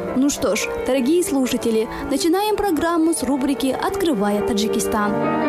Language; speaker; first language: Russian; non-native, local second language; Tajik